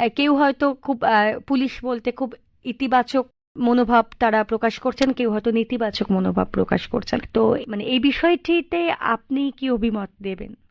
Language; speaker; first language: Bangla; native; Bangla